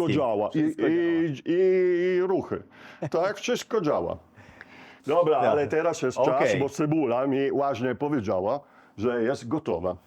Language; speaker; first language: Polish; non-native, learner; Italian